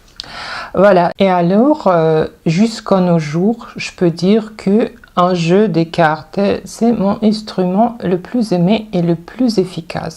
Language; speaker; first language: French; non-native, fluent; Russian